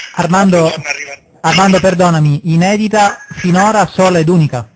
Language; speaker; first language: Italian; native; Italian